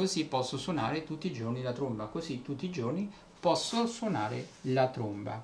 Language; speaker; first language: Italian; non-native, fluent; English